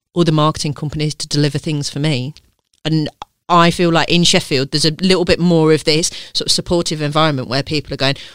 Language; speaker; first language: English; native; English